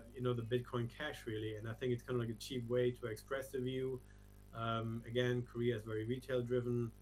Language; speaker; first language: English; non-native, fluent; German